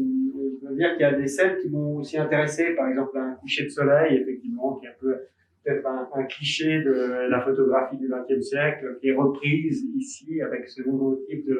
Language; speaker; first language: French; native; French